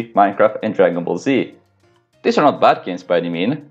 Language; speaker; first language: English; non-native, fluent; Italian